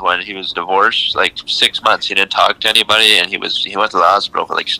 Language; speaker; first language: English; native; English